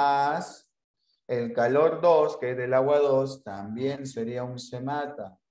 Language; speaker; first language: Spanish; native; Spanish